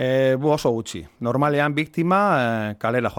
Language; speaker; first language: Basque; non-native, local second language; Spanish